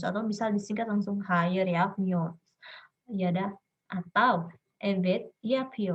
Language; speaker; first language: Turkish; non-native, learner; Indonesian